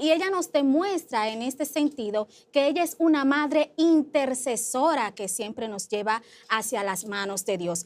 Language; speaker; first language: Spanish; native; Spanish